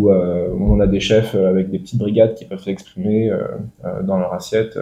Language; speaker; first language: French; native; French